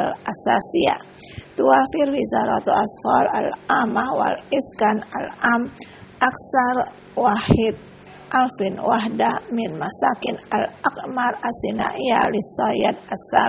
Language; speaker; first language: Arabic; non-native, fluent; Indonesian